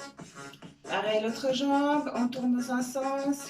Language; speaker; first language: French; native; French